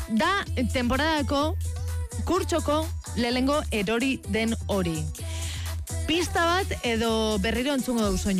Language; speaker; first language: Basque; native; Basque